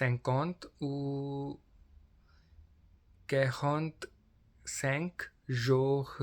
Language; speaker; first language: French; non-native, learner; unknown